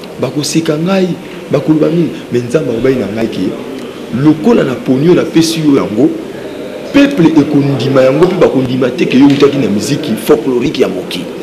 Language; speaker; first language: Lingala; native; Lingala